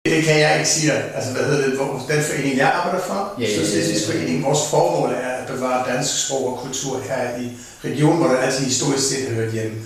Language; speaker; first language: Danish; native; Danish